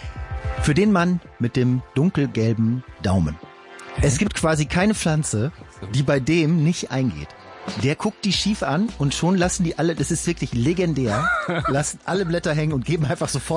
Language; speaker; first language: German; native; German